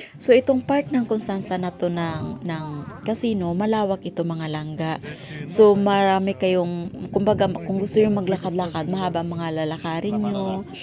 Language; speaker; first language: Filipino; non-native, local second language; Cebuano